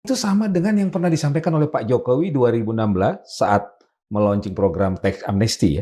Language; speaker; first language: Indonesian; native; Indonesian